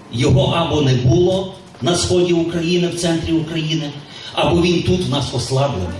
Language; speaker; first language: Ukrainian; native; Ukrainian